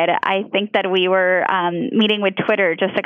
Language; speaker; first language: English; non-native, fluent; Spanish